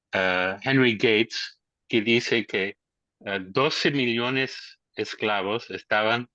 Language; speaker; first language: Spanish; non-native, learner; English